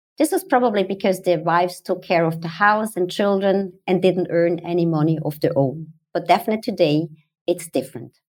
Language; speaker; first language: English; non-native, fluent; German